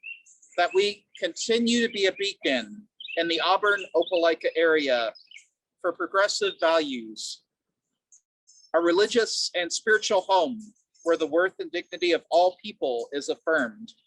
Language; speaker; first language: English; native; English